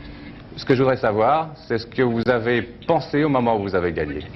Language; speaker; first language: French; native; French